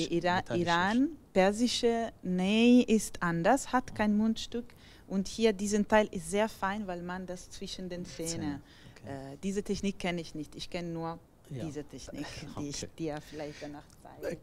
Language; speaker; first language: German; non-native, fluent; Italian